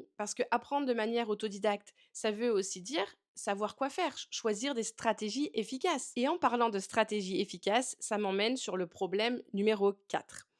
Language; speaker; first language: French; native; French